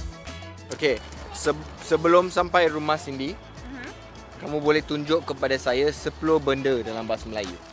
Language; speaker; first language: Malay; non-native, local second language; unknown